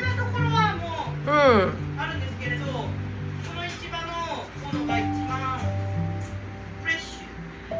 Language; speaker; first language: Japanese; non-native, fluent; Korean